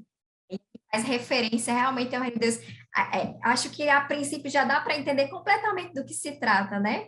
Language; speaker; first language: Portuguese; native; Portuguese